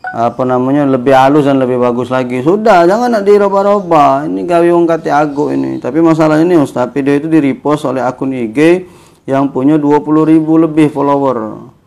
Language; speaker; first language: Malay; native; Malay